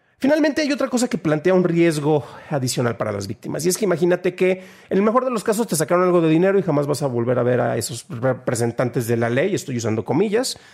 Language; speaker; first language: Spanish; native; Spanish